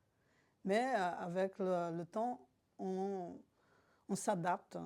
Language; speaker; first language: French; non-native, fluent; Portuguese